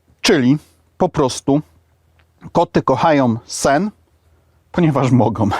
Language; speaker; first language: Polish; native; Polish